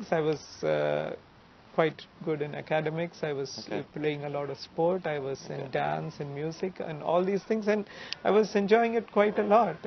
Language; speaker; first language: English; non-native, local second language; Malayalam